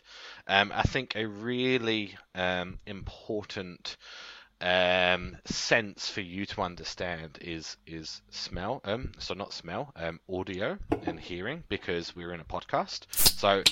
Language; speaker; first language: English; native; English